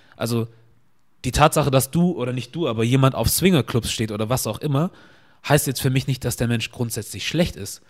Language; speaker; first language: German; early bilingual, other home language; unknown